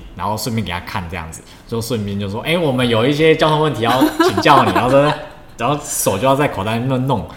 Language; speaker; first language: Chinese; native; Chinese